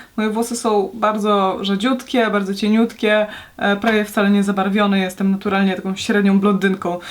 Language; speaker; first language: Polish; native; Polish